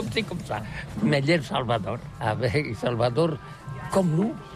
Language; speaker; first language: French; non-native, learner; Catalan